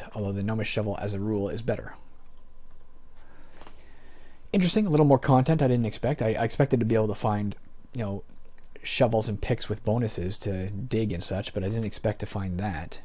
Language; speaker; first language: English; native; English